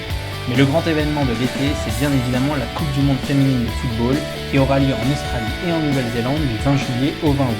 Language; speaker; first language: French; native; French